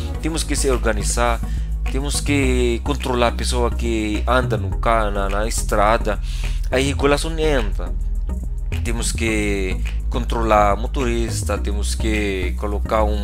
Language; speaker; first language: Portuguese; non-native, fluent; Filipino